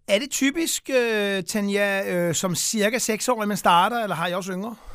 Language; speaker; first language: Danish; native; Danish